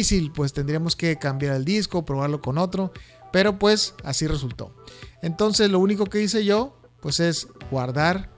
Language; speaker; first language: Spanish; native; Spanish